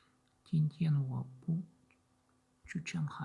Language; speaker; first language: Chinese; non-native, learner; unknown